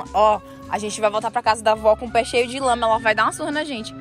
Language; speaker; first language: Portuguese; native; Portuguese